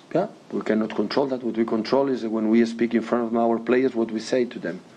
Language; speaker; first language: English; non-native, fluent; Catalan